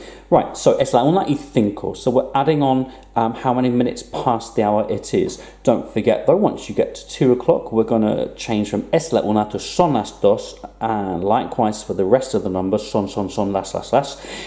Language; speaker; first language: English; native; English